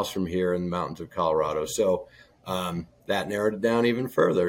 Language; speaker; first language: English; native; English